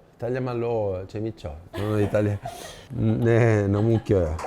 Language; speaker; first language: Korean; non-native, fluent; Italian